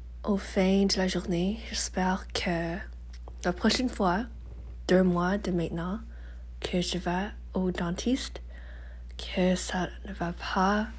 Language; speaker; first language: French; non-native, learner; English